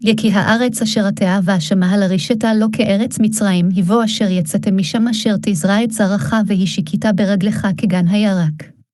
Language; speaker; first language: Hebrew; non-native, fluent; English